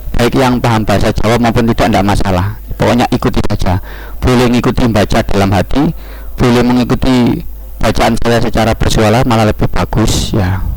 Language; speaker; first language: Indonesian; non-native, local second language; Javanese